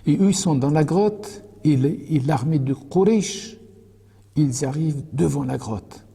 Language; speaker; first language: French; non-native, local second language; Arabic